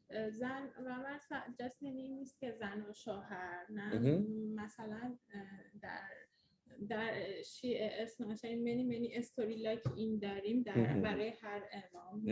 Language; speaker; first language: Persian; early bilingual, heritage; Persian